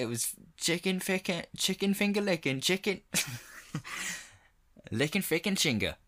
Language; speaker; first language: English; native; English